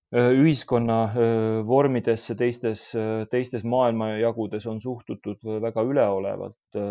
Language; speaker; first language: Estonian; native; Estonian